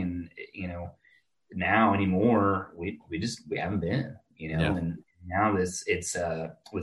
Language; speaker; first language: English; native; English